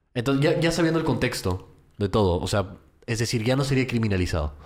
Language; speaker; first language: Spanish; early bilingual, heritage; Spanish